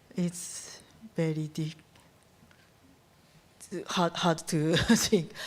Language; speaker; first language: English; non-native, learner; Japanese